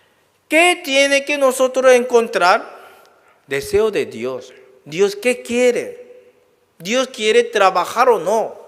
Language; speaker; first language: Spanish; non-native, learner; Korean